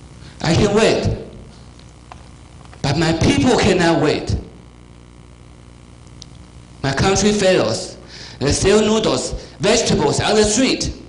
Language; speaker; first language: English; non-native, fluent; Chinese